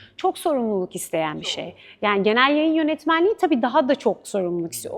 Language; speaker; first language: Turkish; native; Turkish